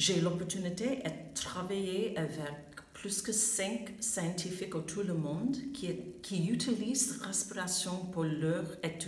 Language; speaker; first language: French; non-native, fluent; English